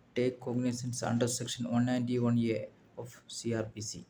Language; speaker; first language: English; non-native, local second language; Malayalam